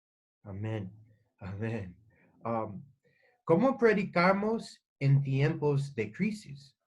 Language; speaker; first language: Spanish; non-native, learner; English